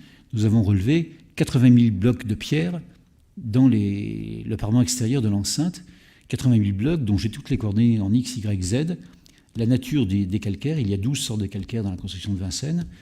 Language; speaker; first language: French; native; French